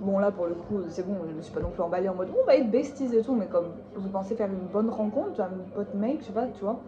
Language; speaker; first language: French; native; French